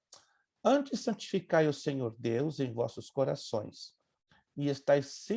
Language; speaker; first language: Portuguese; native; Portuguese